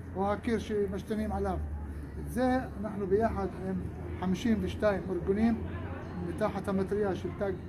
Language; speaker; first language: Hebrew; non-native, local second language; Arabic